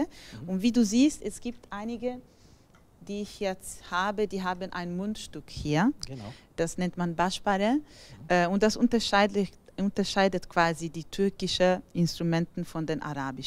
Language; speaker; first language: German; non-native, fluent; Italian